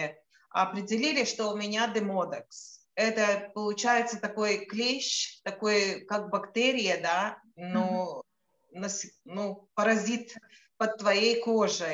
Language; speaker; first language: Russian; non-native, local second language; Latvian